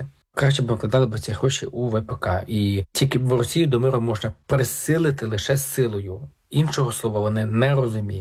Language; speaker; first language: Ukrainian; native; Ukrainian